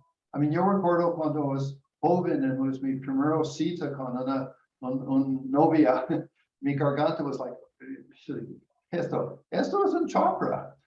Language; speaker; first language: Spanish; non-native, learner; English